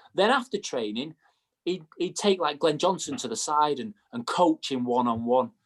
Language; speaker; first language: English; native; English